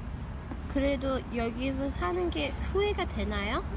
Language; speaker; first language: Korean; early bilingual, heritage; English